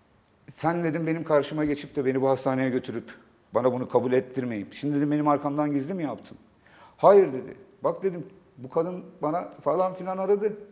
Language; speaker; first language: Turkish; native; Turkish